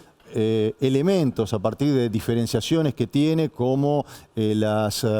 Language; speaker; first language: Spanish; native; Spanish